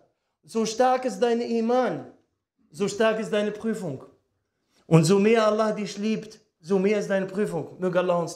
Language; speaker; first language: German; non-native, fluent; Arabic